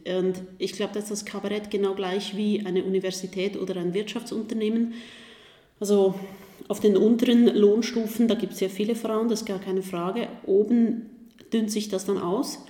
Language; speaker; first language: German; native; German